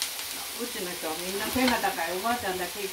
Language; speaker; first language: Japanese; native; Japanese